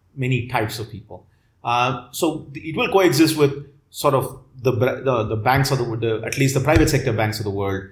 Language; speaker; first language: English; non-native, local second language; Tamil